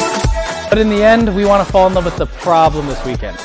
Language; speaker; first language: English; native; English